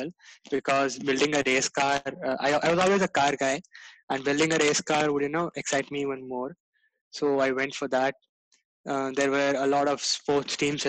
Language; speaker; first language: English; non-native, local second language; Gujarati